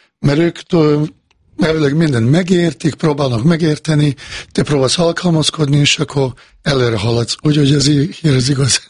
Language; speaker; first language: Hungarian; non-native, fluent; Bosnian